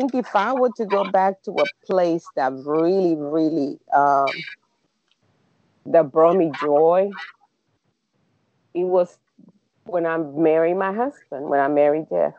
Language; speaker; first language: English; early bilingual, other home language; Spanish